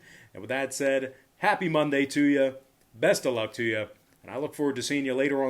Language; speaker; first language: English; native; English